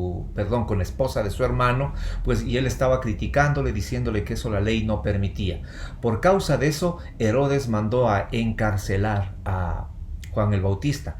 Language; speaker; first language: Spanish; native; Spanish